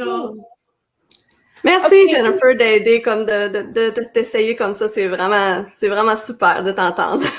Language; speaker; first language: French; native; French